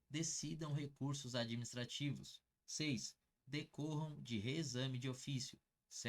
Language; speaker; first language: Portuguese; native; Portuguese